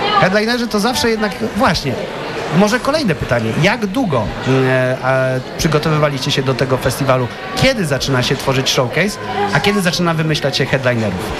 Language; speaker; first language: Polish; native; Polish